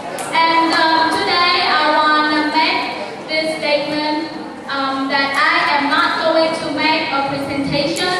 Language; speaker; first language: English; non-native, learner; Vietnamese